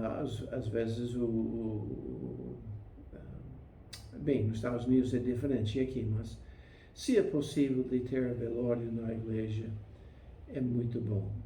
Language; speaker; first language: Portuguese; non-native, fluent; English